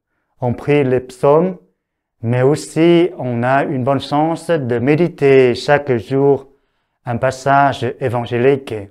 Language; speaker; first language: French; non-native, fluent; Vietnamese